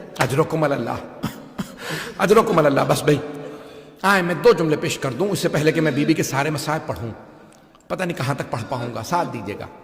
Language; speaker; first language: Urdu; native; Urdu